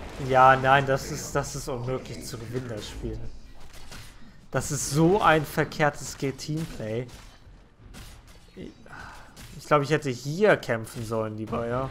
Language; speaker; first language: German; native; German